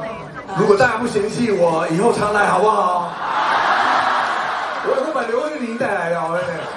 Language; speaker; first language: Chinese; native; Chinese